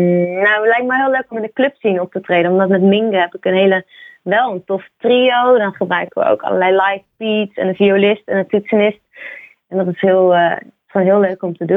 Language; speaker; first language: Dutch; native; Dutch